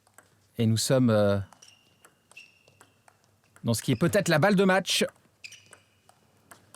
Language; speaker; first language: French; native; French